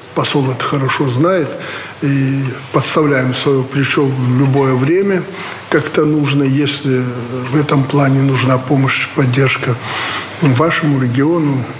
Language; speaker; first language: Russian; native; Russian